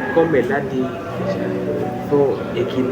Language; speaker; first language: French; non-native, learner; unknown